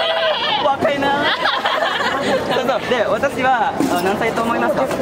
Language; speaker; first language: Japanese; non-native, learner; Indonesian